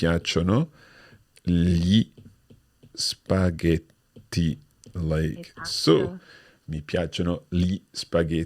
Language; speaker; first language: Italian; non-native, learner; English